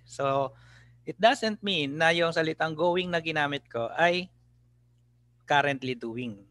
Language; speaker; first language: English; non-native, local second language; Filipino